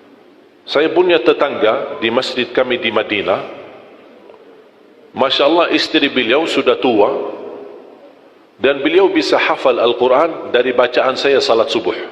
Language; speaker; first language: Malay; non-native, fluent; Arabic